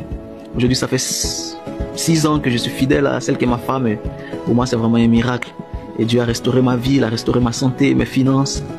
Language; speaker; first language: French; native; French